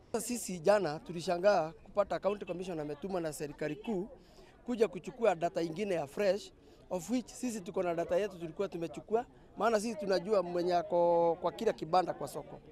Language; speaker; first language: Swahili; non-native, local second language; Kikuyu